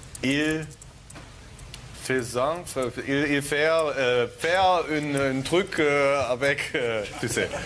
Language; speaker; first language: French; non-native, learner; German